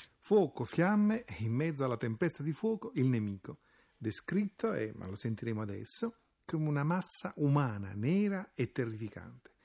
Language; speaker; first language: Italian; native; Italian